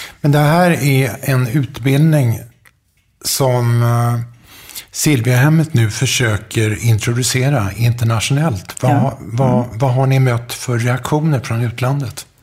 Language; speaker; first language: Swedish; native; Swedish